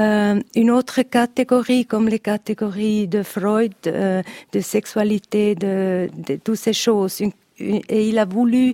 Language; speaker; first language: French; non-native, learner; Italian